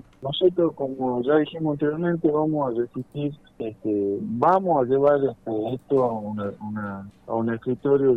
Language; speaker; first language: Spanish; native; Spanish